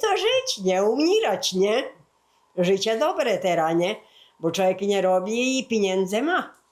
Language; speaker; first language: Polish; early bilingual, heritage; Polish